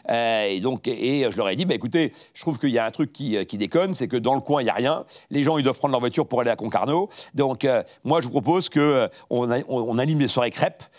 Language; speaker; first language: French; native; French